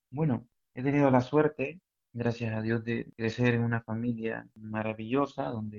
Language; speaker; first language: Spanish; native; Spanish